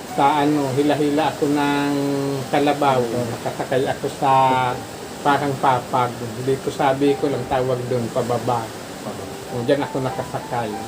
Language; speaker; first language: Filipino; non-native, local second language; Bikol